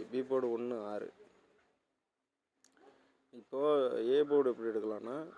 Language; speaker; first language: Tamil; native; Tamil